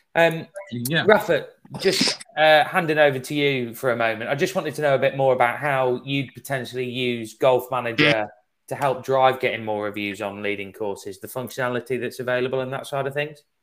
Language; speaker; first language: English; native; English